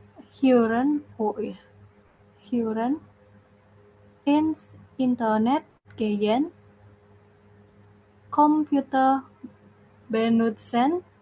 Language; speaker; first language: German; non-native, learner; Indonesian